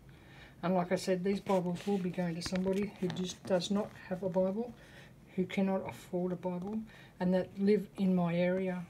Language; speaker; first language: English; native; English